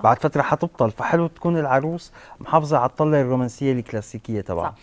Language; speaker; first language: Arabic; native; Arabic